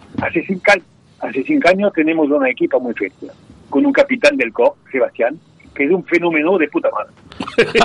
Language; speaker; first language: Spanish; non-native, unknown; French